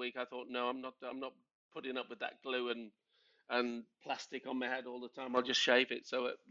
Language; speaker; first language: English; native; English